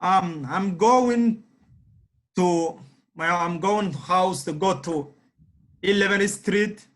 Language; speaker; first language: English; non-native, learner; Somali